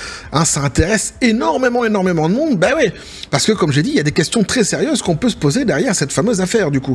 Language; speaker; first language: French; native; French